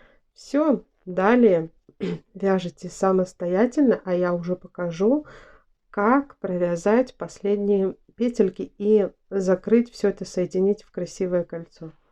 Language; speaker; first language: Russian; native; Russian